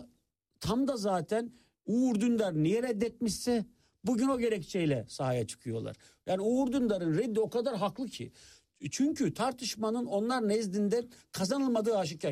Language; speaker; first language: Turkish; native; Turkish